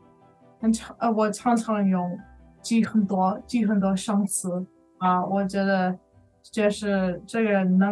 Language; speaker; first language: Chinese; non-native, learner; English